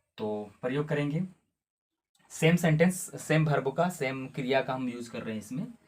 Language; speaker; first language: Hindi; non-native, local second language; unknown